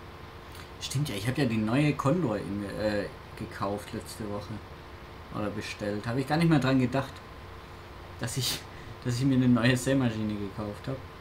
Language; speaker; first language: German; native; German